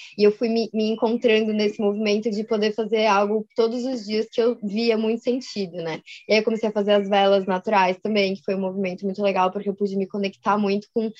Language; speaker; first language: Portuguese; native; Portuguese